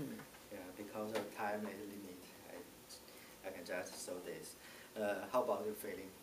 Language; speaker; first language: English; non-native, learner; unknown